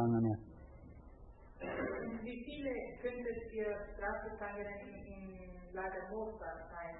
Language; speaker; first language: German; non-native, fluent; Italian